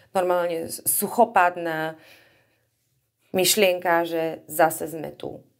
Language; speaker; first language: Slovak; native; Slovak